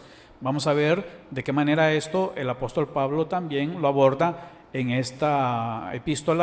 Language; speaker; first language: Spanish; native; Spanish